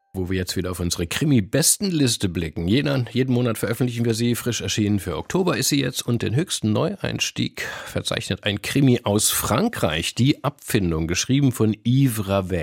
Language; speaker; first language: German; native; German